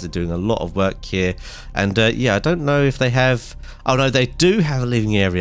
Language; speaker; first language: English; native; English